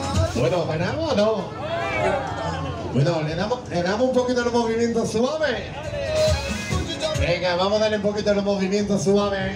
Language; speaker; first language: Spanish; native; Spanish